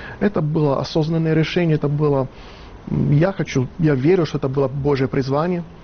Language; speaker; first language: Russian; non-native, fluent; Italian